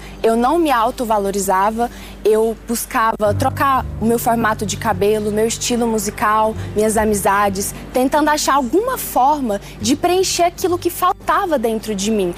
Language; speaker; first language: Portuguese; early bilingual, other home language; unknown